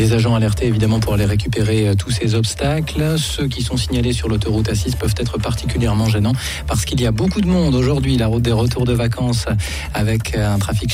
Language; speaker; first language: French; native; French